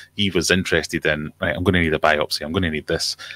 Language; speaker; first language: English; native; English